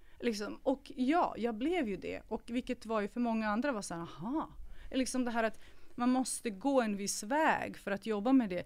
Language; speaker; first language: Swedish; early bilingual, other home language; Serbian